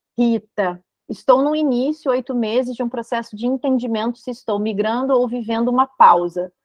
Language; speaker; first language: Portuguese; native; Portuguese